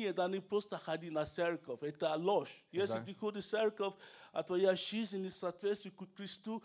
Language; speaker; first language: German; non-native, learner; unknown